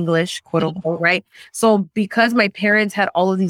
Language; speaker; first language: English; native; English